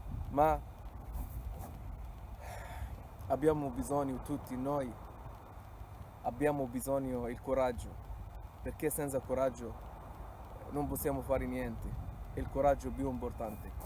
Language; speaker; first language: Italian; non-native, fluent; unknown